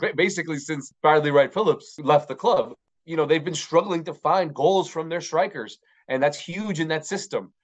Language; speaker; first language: English; native; English